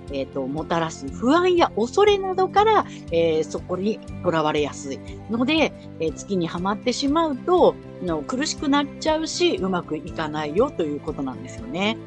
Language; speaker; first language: Japanese; native; Japanese